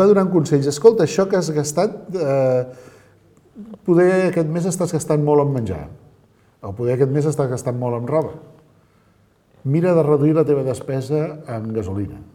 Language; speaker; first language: Catalan; native; Catalan